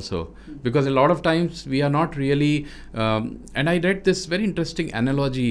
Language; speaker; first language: English; non-native, local second language; Hindi